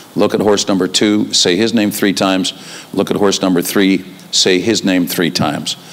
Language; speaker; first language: English; native; English